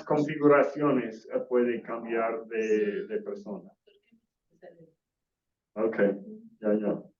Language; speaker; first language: Spanish; non-native, fluent; English